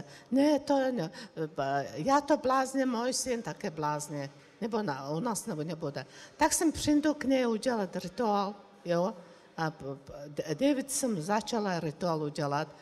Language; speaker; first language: Czech; non-native, learner; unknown